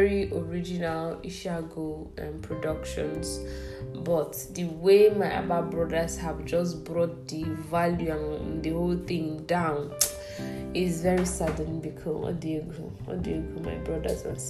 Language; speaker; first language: English; non-native, local second language; Igbo